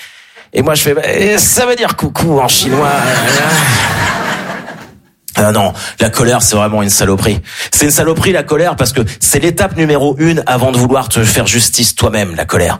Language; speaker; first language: French; native; French